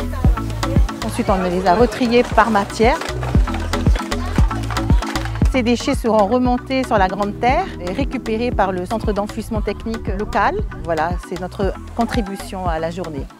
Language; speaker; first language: French; native; French